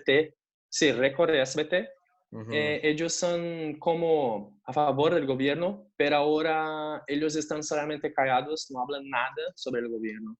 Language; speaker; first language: Spanish; non-native, fluent; Portuguese